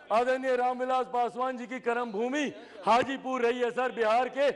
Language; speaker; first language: Hindi; native; Hindi